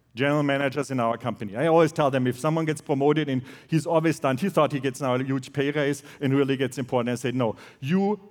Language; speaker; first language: English; non-native, fluent; German